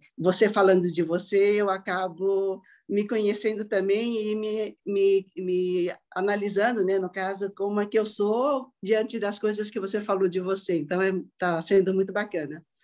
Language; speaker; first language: Portuguese; early bilingual, other home language; Cantonese